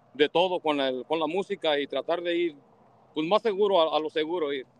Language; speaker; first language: Spanish; native; Spanish